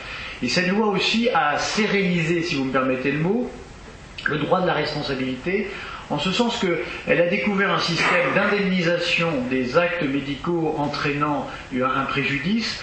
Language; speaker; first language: French; native; French